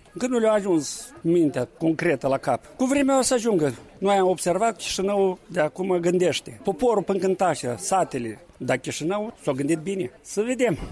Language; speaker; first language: Romanian; native; Romanian